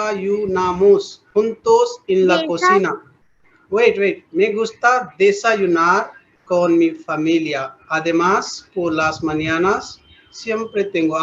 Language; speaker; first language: Spanish; non-native, fluent; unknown